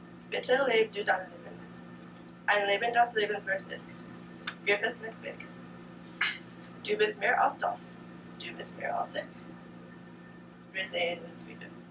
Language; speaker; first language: German; non-native, learner; English